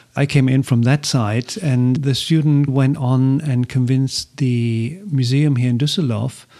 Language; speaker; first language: English; non-native, fluent; German